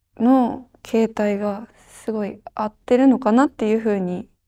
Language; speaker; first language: Japanese; native; Japanese